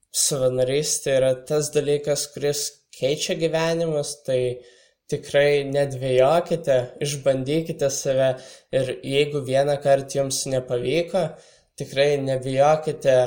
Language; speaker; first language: Lithuanian; native; Lithuanian